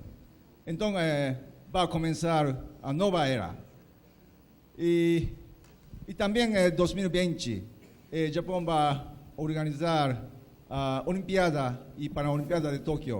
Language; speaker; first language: Portuguese; non-native, fluent; Japanese